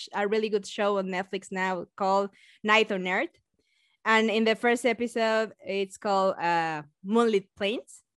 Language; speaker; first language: English; non-native, fluent; Spanish